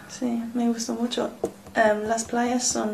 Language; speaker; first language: Spanish; non-native, learner; English